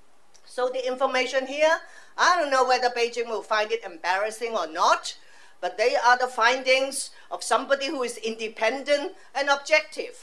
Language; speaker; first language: English; non-native, local second language; Cantonese